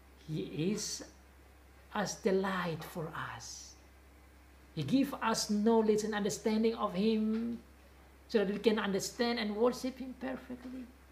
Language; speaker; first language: English; non-native, fluent; Indonesian